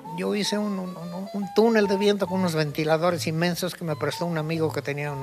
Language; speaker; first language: Spanish; native; Spanish